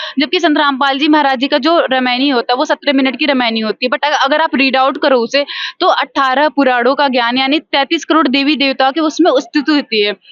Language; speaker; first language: Hindi; native; Hindi